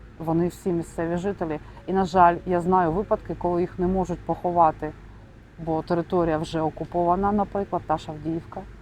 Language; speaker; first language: Ukrainian; non-native, local second language; Russian